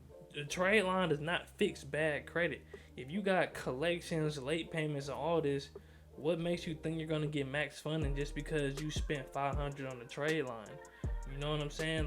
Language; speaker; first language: English; native; English